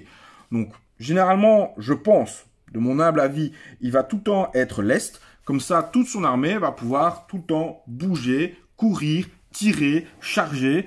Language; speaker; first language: French; native; French